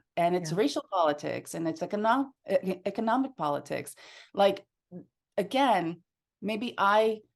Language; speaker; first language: English; early bilingual, other home language; Spanish